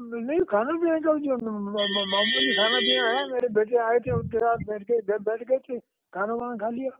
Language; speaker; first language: Hindi; native; Hindi